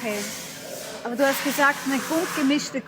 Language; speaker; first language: German; native; German